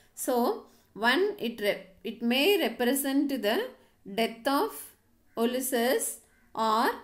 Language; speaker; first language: English; non-native, local second language; Tamil